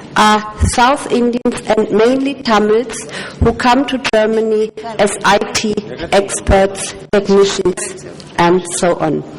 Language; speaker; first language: English; non-native, fluent; German